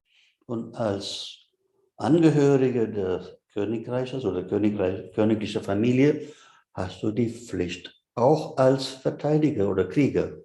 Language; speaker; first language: German; non-native, fluent; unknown